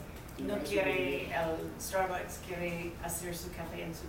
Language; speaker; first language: Spanish; non-native, learner; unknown